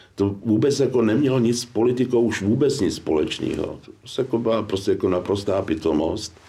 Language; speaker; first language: Czech; native; Czech